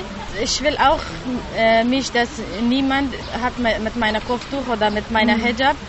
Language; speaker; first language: German; non-native, learner; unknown